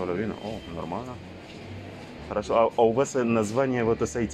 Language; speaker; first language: Russian; non-native, learner; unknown